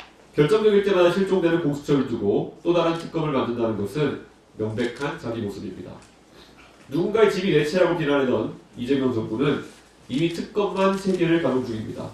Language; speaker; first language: Korean; native; Korean